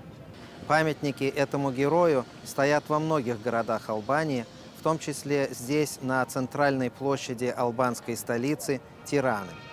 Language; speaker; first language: Russian; native; Russian